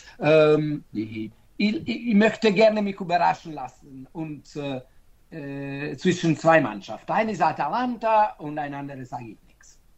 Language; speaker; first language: German; non-native, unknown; Italian